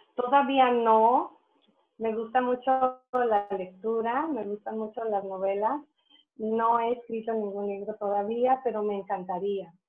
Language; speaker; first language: Spanish; native; Spanish